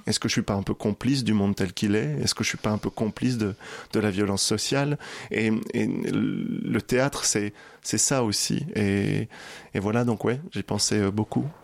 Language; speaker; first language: French; native; French